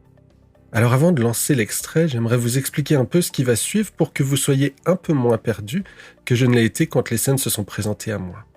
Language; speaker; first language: French; native; French